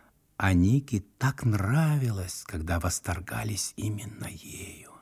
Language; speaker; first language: Russian; native; Russian